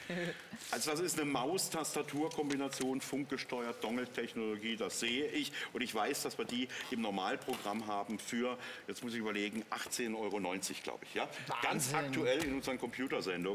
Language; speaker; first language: German; native; German